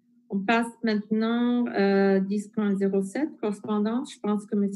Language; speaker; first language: French; non-native, fluent; English